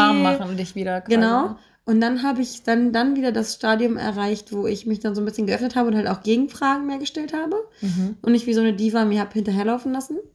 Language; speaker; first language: German; native; German